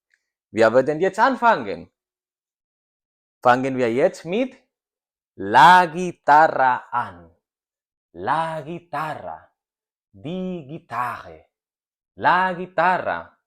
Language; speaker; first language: German; non-native, learner; Spanish